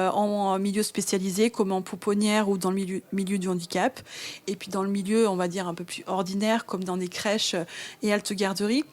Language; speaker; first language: French; native; French